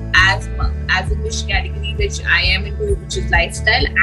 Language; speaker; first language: English; non-native, local second language; Hindi